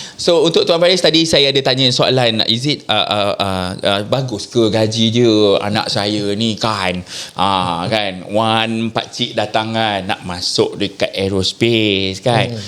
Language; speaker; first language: Malay; native; Malay